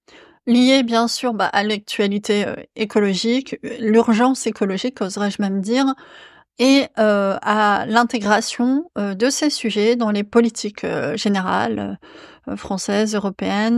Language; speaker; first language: French; native; French